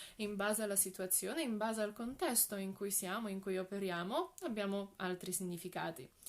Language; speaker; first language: Italian; non-native, fluent; Polish